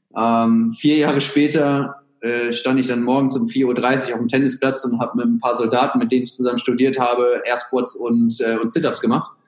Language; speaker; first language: German; native; German